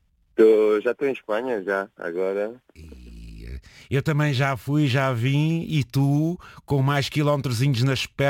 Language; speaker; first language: Portuguese; native; Portuguese